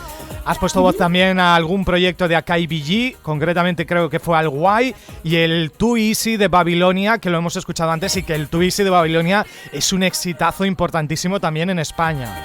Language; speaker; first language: Spanish; native; Spanish